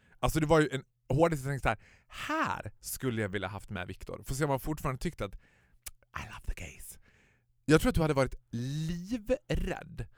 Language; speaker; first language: Swedish; native; Swedish